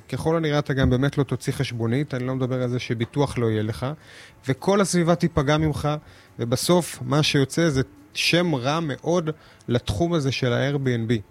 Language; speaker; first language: Hebrew; native; Hebrew